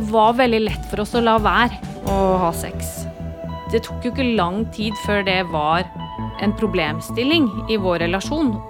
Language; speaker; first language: Norwegian; native; Norwegian